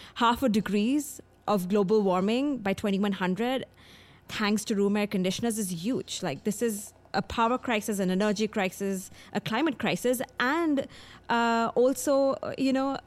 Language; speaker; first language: English; non-native, local second language; Hindi